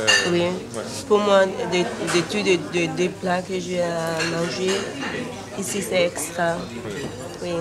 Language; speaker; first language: French; non-native, fluent; English